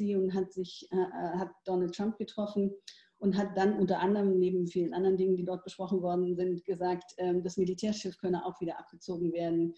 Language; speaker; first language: German; native; German